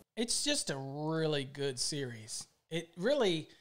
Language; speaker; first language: English; native; English